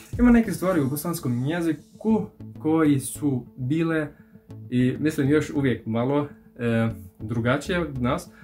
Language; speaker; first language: Bosnian; non-native, fluent; Arabic